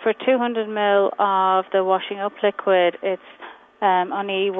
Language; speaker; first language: English; native; English